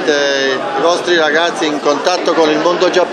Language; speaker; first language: Italian; native; Italian